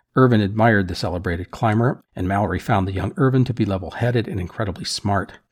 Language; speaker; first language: English; native; English